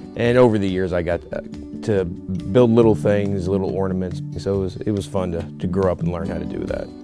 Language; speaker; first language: English; native; English